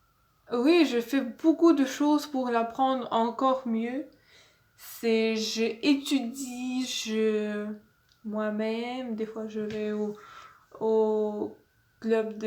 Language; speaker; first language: French; non-native, learner; Russian